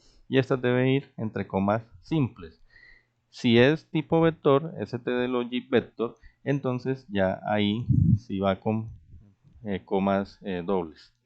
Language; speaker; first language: Spanish; native; Spanish